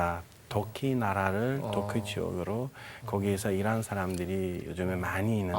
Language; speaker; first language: Korean; non-native, fluent; Persian